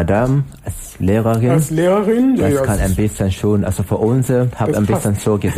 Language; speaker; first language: German; non-native, learner; Swahili